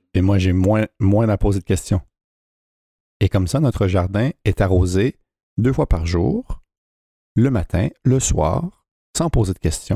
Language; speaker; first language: French; native; French